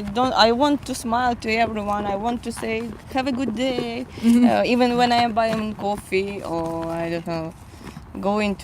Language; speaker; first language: English; non-native, fluent; Russian